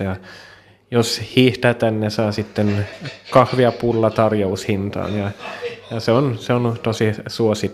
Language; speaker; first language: Finnish; non-native, local second language; Swedish